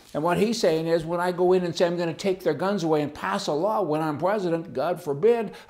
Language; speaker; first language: English; native; English